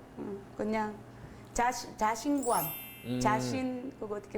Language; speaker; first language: Korean; non-native, learner; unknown